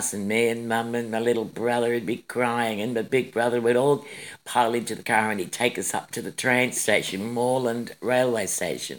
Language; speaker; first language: English; native; English